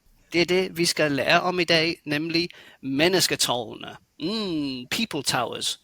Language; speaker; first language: Danish; native; Danish